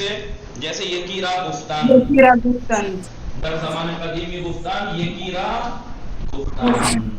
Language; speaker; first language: Persian; non-native, fluent; Urdu